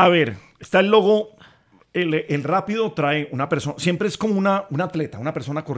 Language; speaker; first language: Spanish; native; Spanish